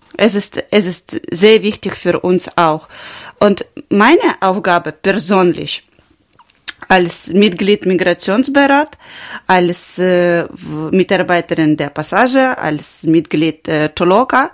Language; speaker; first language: German; non-native, learner; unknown